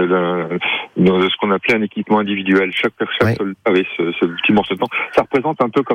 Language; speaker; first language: French; native; French